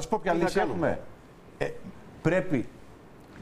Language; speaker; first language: Greek; native; Greek